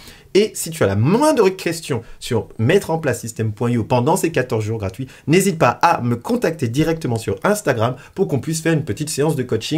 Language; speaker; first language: French; native; French